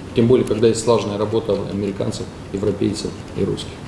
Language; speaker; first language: Russian; non-native, local second language; Romanian